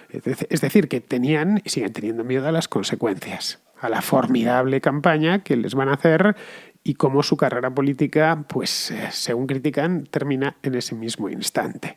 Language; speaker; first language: Spanish; native; Spanish